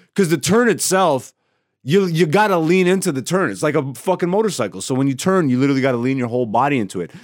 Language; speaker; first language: English; non-native, fluent; Greek